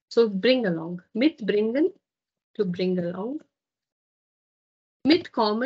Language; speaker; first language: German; non-native, fluent; Hindi